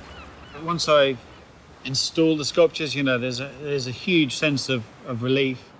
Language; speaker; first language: English; native; English